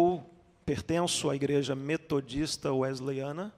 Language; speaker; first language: Portuguese; native; Portuguese